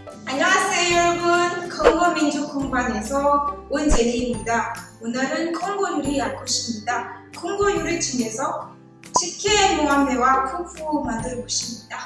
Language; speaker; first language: Korean; non-native, learner; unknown